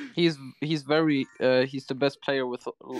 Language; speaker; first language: English; non-native, fluent; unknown